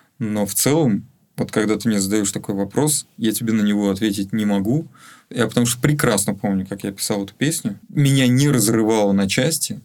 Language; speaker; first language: Russian; native; Russian